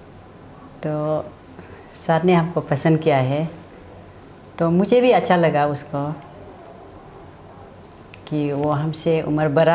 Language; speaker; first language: Hindi; non-native, local second language; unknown